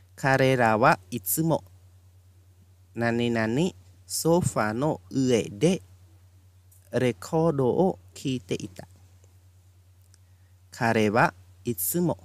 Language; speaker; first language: Japanese; non-native, fluent; Khmer